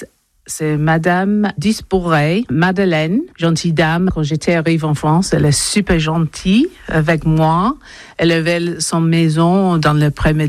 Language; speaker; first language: French; non-native, learner; English